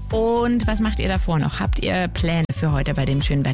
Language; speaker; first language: German; native; German